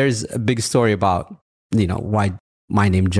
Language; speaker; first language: English; early bilingual, other home language; Amharic